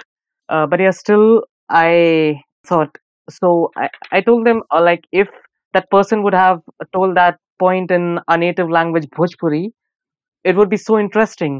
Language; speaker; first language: English; non-native, local second language; Urdu